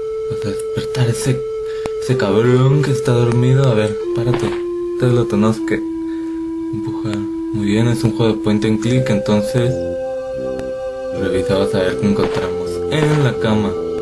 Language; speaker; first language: Spanish; native; Spanish